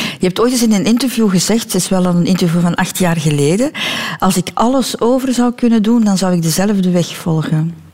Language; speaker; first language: Dutch; native; Dutch